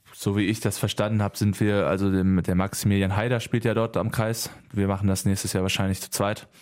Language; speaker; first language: German; native; German